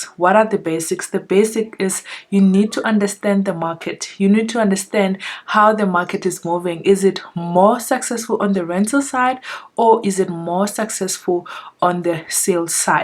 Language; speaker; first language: English; non-native, local second language; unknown